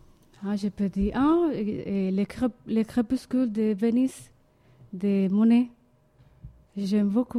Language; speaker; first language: French; non-native, learner; Spanish